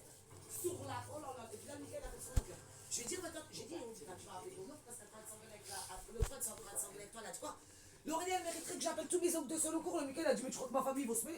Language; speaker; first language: French; native; French